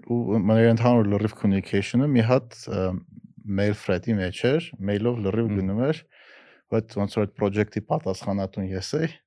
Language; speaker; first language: Armenian; native; Armenian